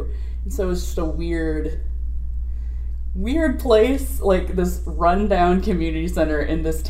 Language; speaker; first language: English; native; English